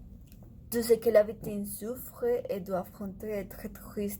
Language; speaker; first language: French; non-native, learner; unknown